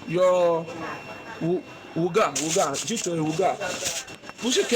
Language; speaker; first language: Chinese; non-native, learner; English